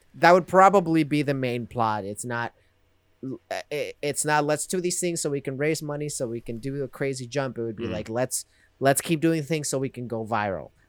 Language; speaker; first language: English; non-native, fluent; Spanish